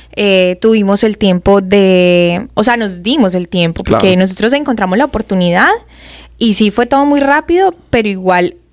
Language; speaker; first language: Spanish; native; Spanish